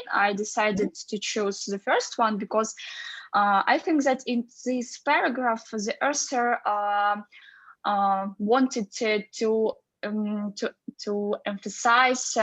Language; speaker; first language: English; non-native, fluent; Russian